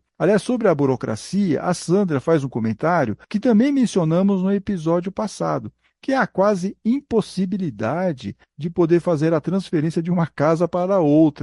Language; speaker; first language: Portuguese; native; Portuguese